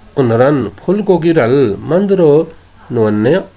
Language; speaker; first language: Korean; non-native, fluent; Urdu